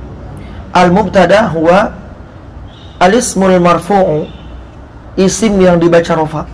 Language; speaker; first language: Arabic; non-native, fluent; Indonesian